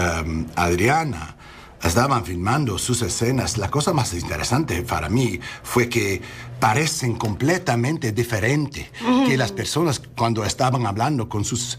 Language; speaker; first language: Spanish; non-native, learner; English